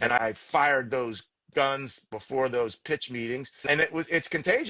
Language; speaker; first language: English; native; English